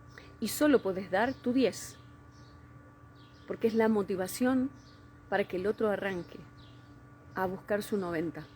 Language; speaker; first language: Spanish; native; Spanish